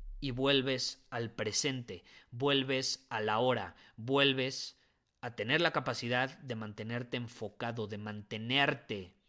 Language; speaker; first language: Spanish; native; Spanish